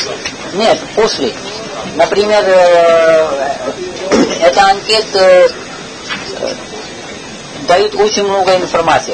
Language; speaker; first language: Russian; non-native, learner; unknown